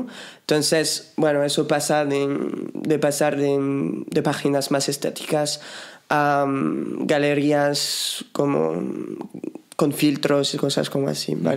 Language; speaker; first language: Spanish; non-native, fluent; French